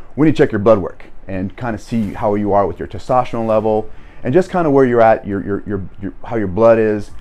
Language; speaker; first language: English; native; English